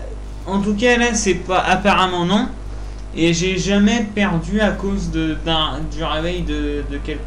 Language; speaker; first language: French; native; French